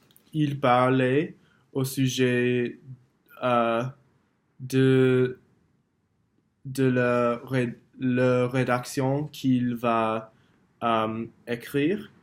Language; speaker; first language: French; non-native, learner; English